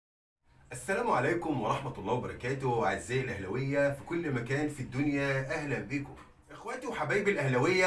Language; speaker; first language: Arabic; native; Arabic